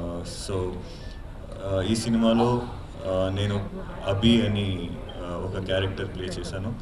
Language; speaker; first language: Telugu; non-native, learner; Kannada